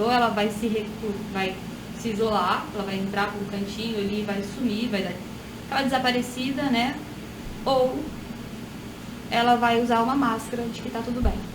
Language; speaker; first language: Portuguese; native; Portuguese